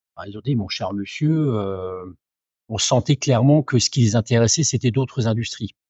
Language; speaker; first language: French; native; French